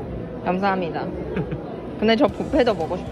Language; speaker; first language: Korean; non-native, fluent; Chinese